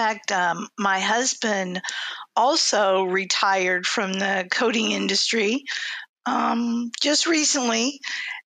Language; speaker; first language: English; native; English